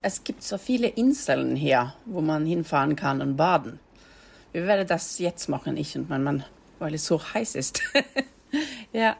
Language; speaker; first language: German; non-native, fluent; Norwegian